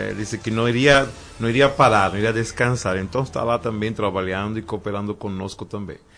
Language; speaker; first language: Portuguese; non-native, fluent; Spanish